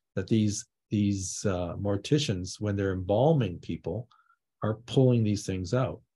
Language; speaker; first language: English; native; English